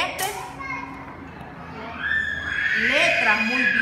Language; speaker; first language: Spanish; native; Spanish